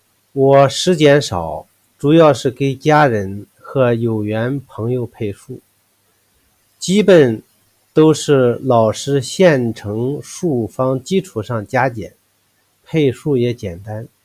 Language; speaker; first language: Chinese; native; Chinese